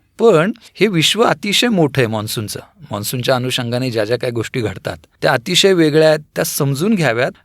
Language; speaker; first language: Marathi; native; Marathi